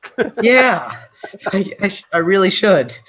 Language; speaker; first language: English; native; English